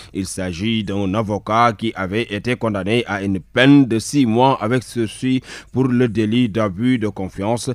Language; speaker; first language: French; non-native, local second language; Wolof